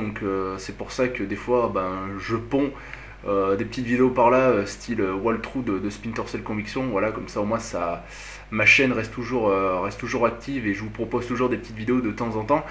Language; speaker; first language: French; native; French